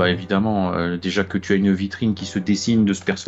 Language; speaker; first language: French; native; French